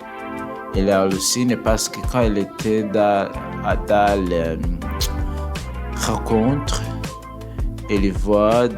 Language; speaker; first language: French; non-native, learner; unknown